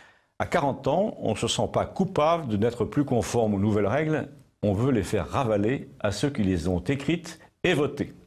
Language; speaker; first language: French; native; French